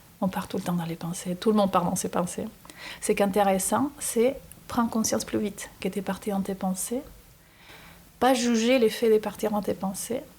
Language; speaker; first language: French; non-native, fluent; Spanish